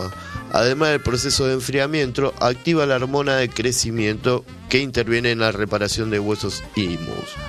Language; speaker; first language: Spanish; native; Spanish